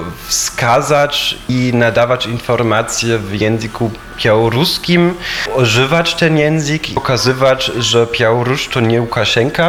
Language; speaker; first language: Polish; non-native, fluent; German